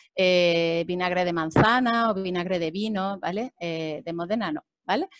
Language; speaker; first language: Spanish; native; Spanish